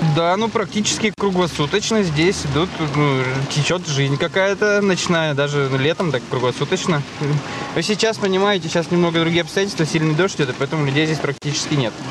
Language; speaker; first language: Russian; native; Russian